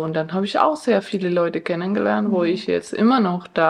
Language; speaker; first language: German; non-native, fluent; Spanish